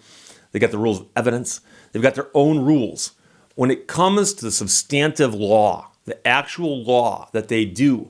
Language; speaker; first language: English; native; English